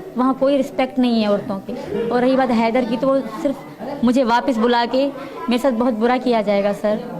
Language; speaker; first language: Urdu; non-native, local second language; Sindhi